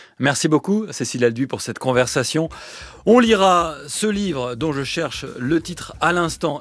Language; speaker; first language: French; native; French